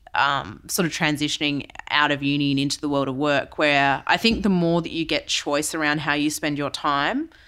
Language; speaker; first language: English; native; English